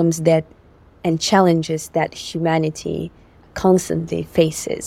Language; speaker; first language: English; non-native, fluent; Yakut